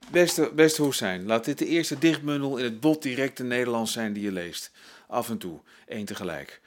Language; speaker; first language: Dutch; native; Dutch